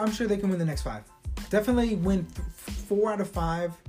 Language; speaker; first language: English; early bilingual, other home language; Spanish